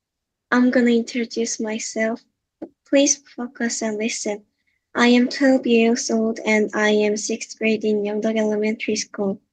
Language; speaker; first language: English; non-native, learner; Korean